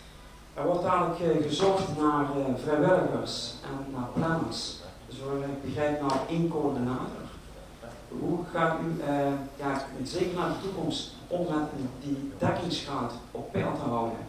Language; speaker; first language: Dutch; native; Dutch